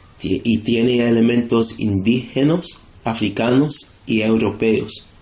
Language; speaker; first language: Spanish; non-native, fluent; English